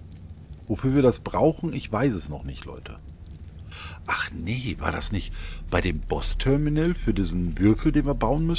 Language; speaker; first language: German; native; German